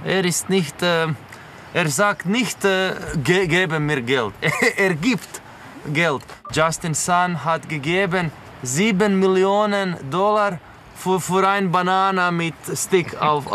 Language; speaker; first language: German; non-native, learner; Croatian